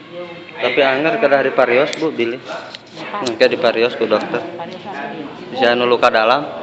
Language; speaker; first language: Indonesian; non-native, local second language; Sundanese